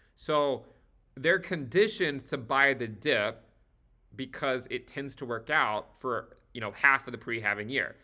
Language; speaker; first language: English; native; English